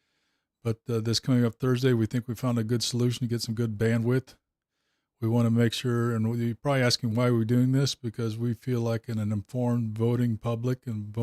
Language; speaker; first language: English; native; English